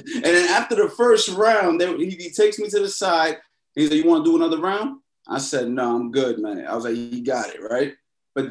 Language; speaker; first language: English; native; English